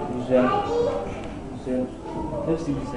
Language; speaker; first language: Turkish; non-native, learner; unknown